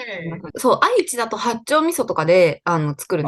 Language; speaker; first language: Japanese; native; Japanese